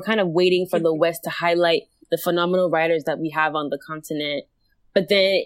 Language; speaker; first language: English; non-native, local second language; Akan